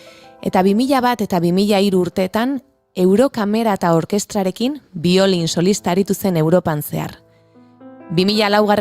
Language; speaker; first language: Basque; native; Basque